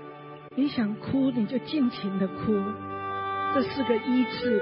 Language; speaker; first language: Chinese; native; Chinese